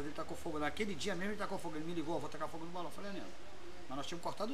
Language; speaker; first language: Portuguese; native; Portuguese